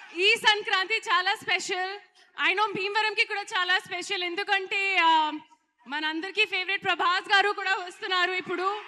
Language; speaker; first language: Telugu; non-native, local second language; Hindi